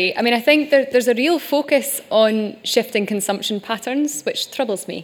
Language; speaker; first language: English; native; English